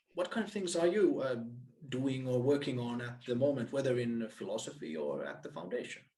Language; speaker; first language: English; non-native, fluent; Finnish